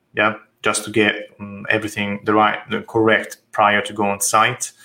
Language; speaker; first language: English; non-native, fluent; Italian